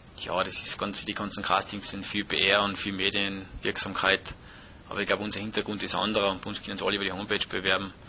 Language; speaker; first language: German; native; German